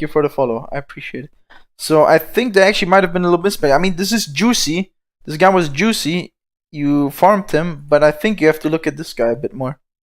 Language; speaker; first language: English; non-native, fluent; German